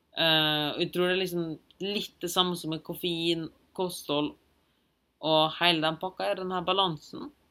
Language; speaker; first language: Norwegian; non-native, fluent; German